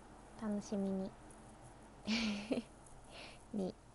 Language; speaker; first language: Japanese; native; Japanese